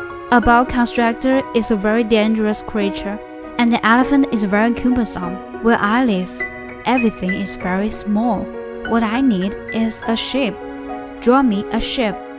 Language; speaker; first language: English; non-native, fluent; Chinese